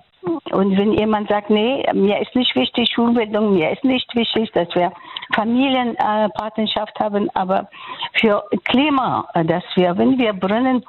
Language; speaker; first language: German; non-native, fluent; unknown